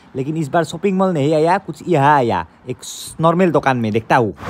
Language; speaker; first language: Hindi; non-native, local second language; Assamese